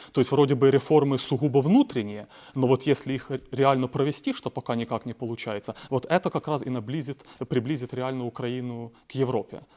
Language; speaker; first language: Russian; native; Russian